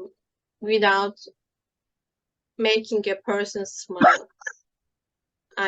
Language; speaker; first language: English; non-native, fluent; Turkish